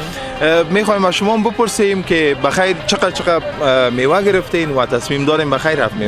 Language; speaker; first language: Persian; non-native, local second language; Pashto